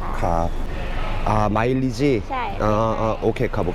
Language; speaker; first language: Thai; non-native, learner; Korean